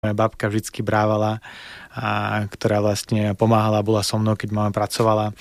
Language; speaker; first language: Slovak; non-native, fluent; Russian